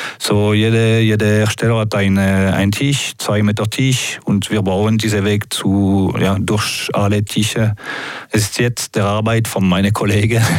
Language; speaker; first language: German; non-native, local second language; French